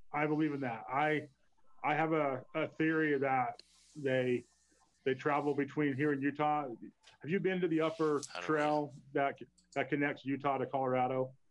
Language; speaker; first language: English; native; English